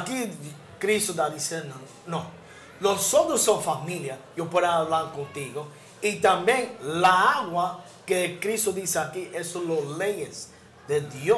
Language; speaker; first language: Spanish; non-native, learner; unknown